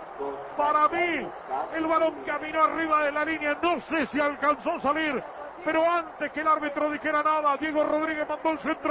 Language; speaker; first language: Spanish; native; Spanish